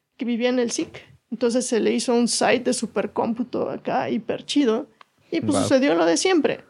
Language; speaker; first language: Spanish; native; Spanish